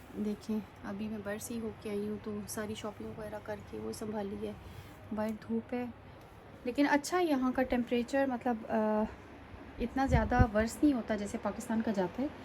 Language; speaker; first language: Urdu; native; Urdu